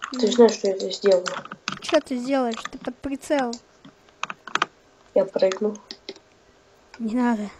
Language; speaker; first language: Russian; native; Russian